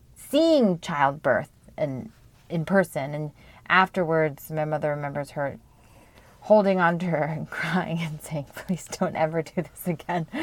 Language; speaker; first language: English; early bilingual, other home language; Korean